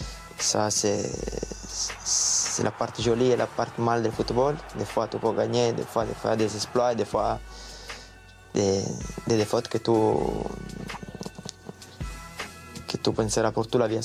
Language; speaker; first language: French; non-native, learner; Italian